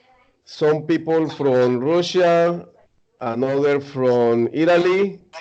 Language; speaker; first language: English; non-native, learner; Spanish